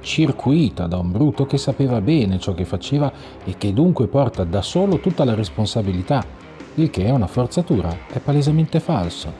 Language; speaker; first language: Italian; native; Italian